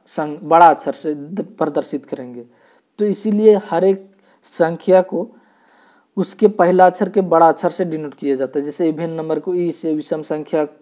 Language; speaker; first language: Hindi; native; Hindi